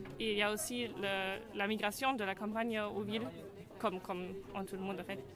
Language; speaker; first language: French; non-native, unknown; German